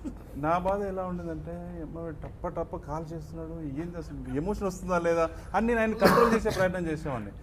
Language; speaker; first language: Telugu; native; Telugu